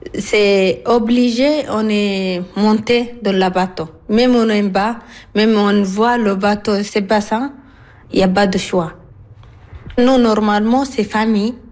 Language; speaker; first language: French; non-native, learner; Arabic